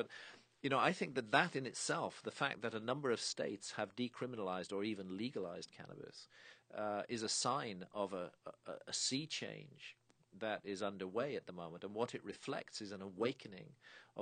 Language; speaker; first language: English; native; English